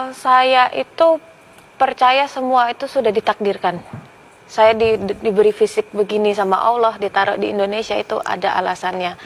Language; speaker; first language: Indonesian; early bilingual, other home language; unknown